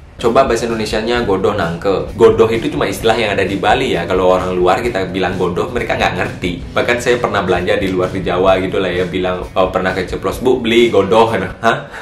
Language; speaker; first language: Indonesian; native; Indonesian